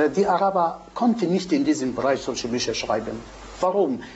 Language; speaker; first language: German; non-native, fluent; Arabic